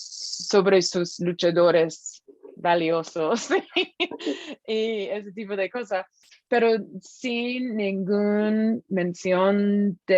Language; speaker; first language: Spanish; non-native, fluent; English